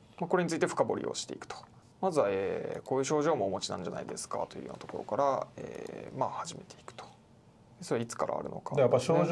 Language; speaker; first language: Japanese; native; Japanese